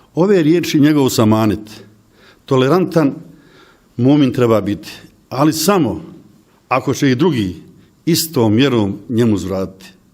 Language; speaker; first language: Bosnian; native; Bosnian